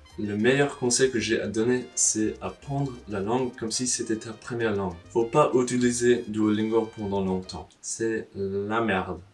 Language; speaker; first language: French; non-native, learner; English